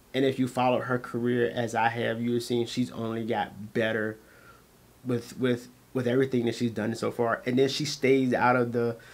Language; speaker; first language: English; native; English